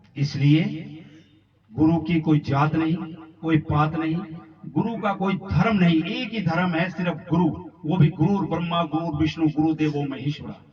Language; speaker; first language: Hindi; non-native, local second language; Punjabi